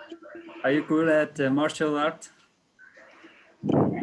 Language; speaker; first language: English; non-native, learner; Mongolian